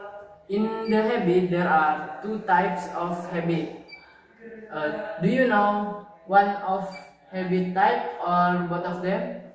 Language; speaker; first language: English; non-native, learner; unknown